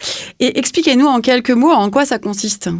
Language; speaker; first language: French; native; French